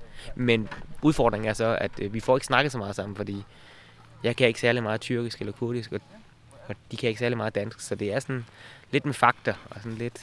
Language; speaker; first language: Danish; native; Danish